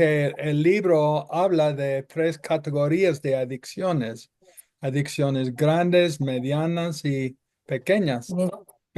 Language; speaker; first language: Spanish; non-native, fluent; English